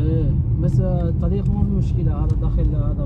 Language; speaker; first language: Arabic; non-native, learner; Bangla